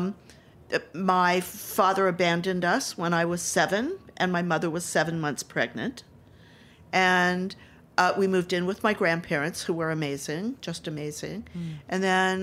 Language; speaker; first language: English; native; English